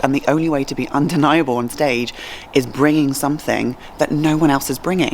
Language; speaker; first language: English; native; English